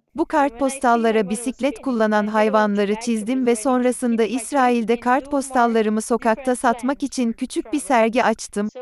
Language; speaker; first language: English; non-native, fluent; Portuguese